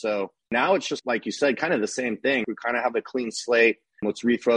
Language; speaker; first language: English; native; English